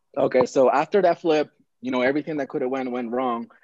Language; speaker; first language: English; early bilingual, other home language; Spanish